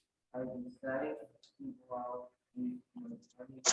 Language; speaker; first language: English; non-native, learner; Spanish